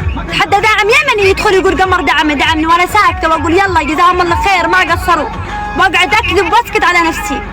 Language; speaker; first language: Arabic; native; Arabic